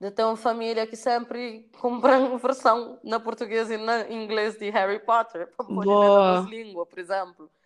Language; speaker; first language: Portuguese; non-native, local second language; Kabuverdianu